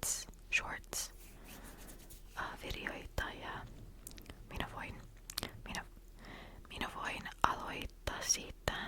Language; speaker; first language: Finnish; non-native, learner; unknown